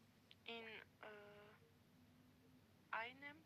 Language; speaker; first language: German; non-native, learner; Macedonian